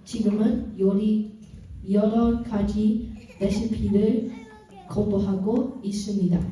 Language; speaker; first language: Korean; early bilingual, heritage; English